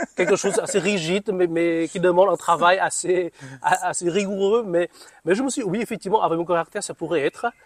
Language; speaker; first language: French; non-native, fluent; Vietnamese